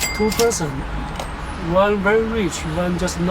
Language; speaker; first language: English; non-native, learner; Chinese